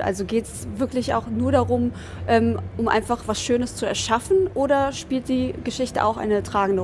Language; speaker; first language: German; native; German